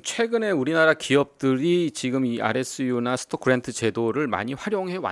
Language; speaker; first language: Korean; native; Korean